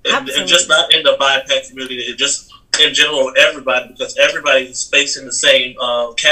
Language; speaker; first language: English; native; English